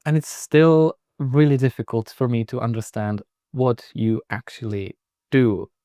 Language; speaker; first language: English; non-native, fluent; Czech